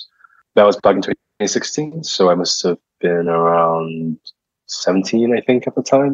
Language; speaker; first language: English; native; English